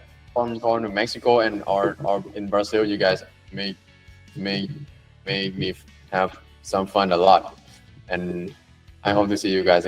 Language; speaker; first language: English; non-native, learner; Thai